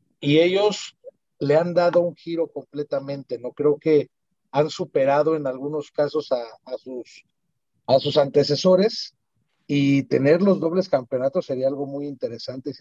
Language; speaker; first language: Spanish; native; Spanish